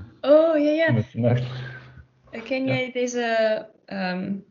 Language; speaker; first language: Dutch; non-native, learner; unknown